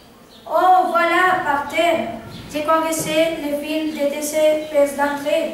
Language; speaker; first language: French; non-native, learner; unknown